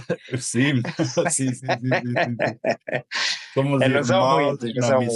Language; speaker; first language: Portuguese; non-native, fluent; Spanish